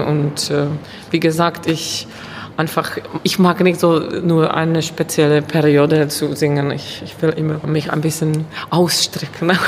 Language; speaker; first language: German; non-native, fluent; Czech